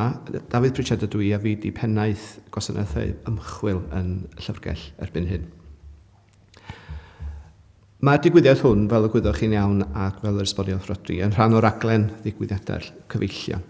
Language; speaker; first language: Welsh; native; Welsh